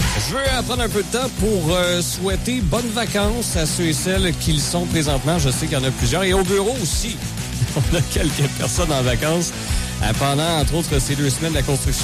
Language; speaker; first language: French; native; French